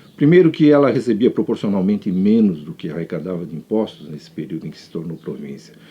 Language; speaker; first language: Portuguese; early bilingual, other home language; Japanese